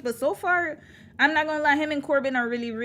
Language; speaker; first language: English; native; English